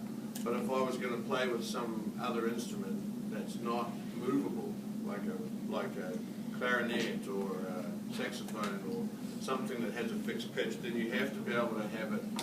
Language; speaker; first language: English; native; English